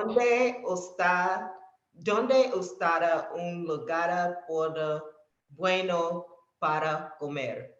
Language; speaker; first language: Spanish; non-native, learner; English